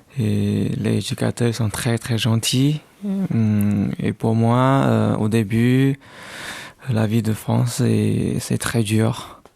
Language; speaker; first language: French; non-native, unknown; Chinese